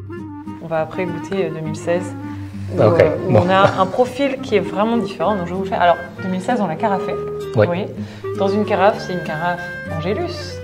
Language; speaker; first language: French; native; French